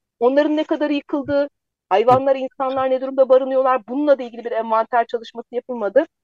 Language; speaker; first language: Turkish; native; Turkish